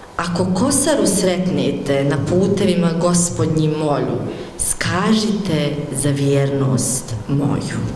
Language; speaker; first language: Bosnian; native; Bosnian